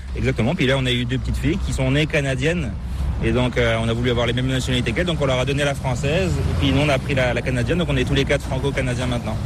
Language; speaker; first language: French; native; French